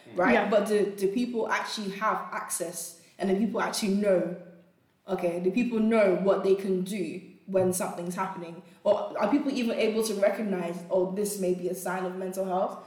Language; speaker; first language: English; non-native, local second language; Akan